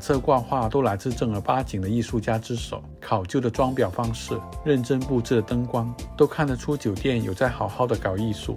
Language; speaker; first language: Chinese; native; Chinese